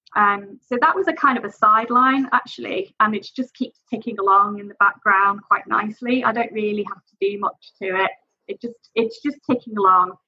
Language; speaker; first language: English; native; English